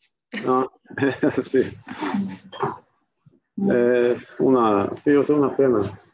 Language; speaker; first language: Spanish; non-native, fluent; Swedish